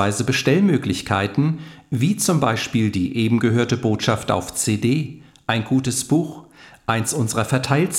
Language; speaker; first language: German; native; German